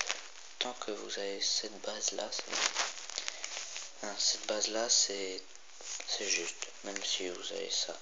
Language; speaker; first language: French; native; French